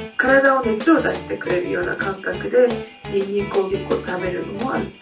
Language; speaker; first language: Japanese; non-native, fluent; Korean